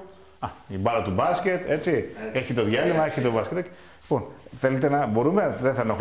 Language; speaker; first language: Greek; native; Greek